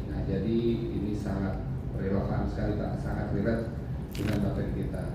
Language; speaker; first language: Indonesian; native; Indonesian